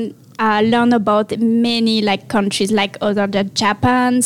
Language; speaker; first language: English; non-native, learner; French